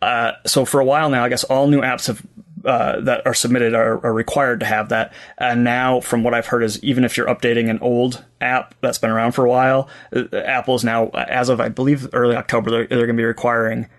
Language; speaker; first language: English; native; English